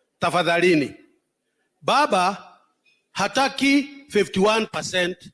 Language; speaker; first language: Swahili; non-native, local second language; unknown